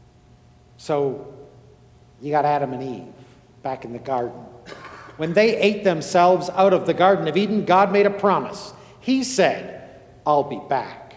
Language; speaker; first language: English; native; English